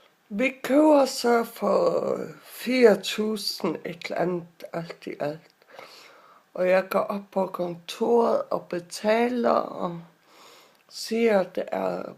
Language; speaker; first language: Danish; non-native, local second language; Faroese